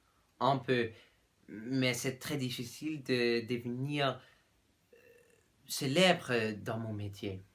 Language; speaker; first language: French; non-native, learner; Dutch